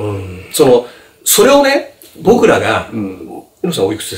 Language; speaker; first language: Japanese; native; Japanese